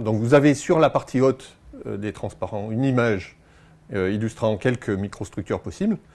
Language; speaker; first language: French; native; French